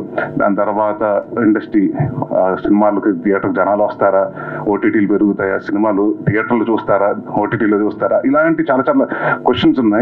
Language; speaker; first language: Telugu; native; Telugu